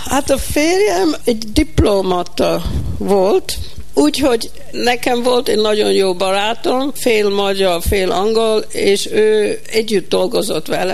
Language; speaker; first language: Hungarian; early bilingual, heritage; Hungarian